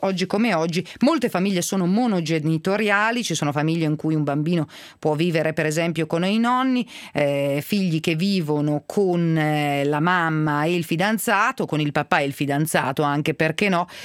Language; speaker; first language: Italian; native; Italian